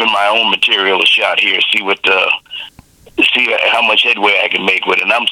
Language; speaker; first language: English; native; English